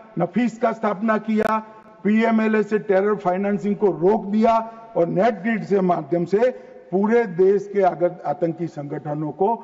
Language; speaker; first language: Hindi; native; Hindi